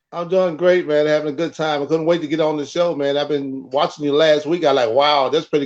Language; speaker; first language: English; native; English